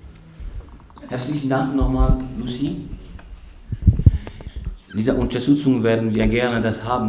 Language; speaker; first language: German; non-native, fluent; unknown